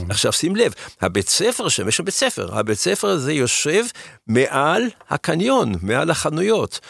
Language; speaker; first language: Hebrew; early bilingual, other home language; German